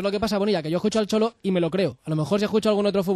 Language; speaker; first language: Spanish; native; Spanish